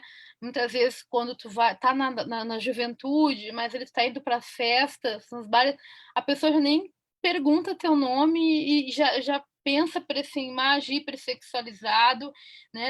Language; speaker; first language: Portuguese; native; Portuguese